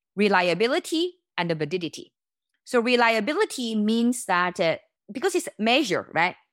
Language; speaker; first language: English; non-native, fluent; Chinese